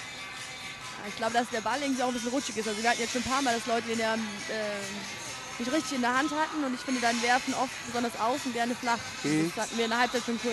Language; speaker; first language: German; native; German